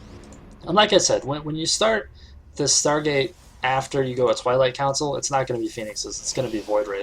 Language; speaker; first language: English; native; English